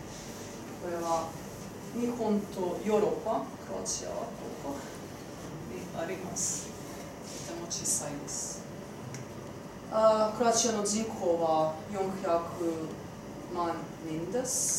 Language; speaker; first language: Japanese; non-native, learner; Croatian